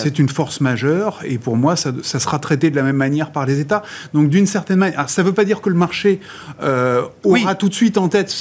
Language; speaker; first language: French; native; French